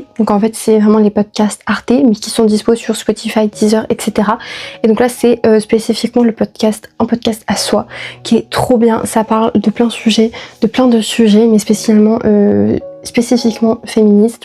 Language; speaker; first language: French; native; French